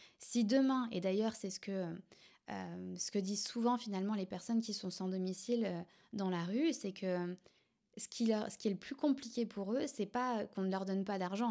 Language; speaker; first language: French; native; French